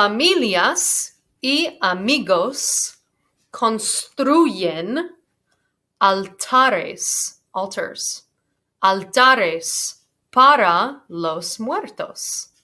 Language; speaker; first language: Spanish; non-native, fluent; English